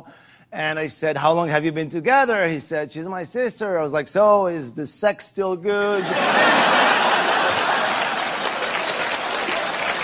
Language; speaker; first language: English; non-native, fluent; French